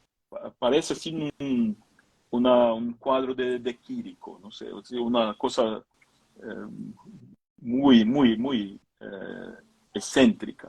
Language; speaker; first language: Spanish; non-native, fluent; Portuguese